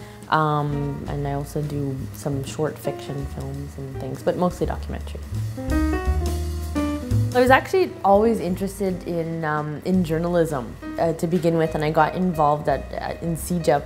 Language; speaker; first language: English; native; English